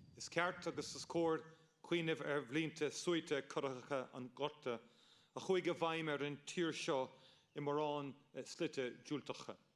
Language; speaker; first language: Irish; non-native, local second language; English